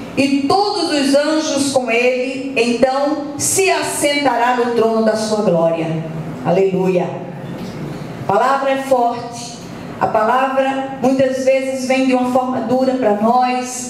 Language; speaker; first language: Portuguese; native; Portuguese